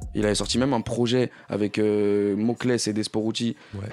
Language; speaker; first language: French; native; French